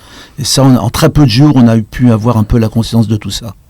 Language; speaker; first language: French; native; French